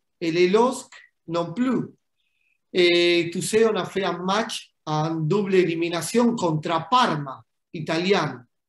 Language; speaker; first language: French; non-native, fluent; Spanish